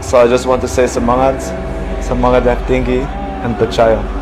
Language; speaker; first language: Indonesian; non-native, learner; Dutch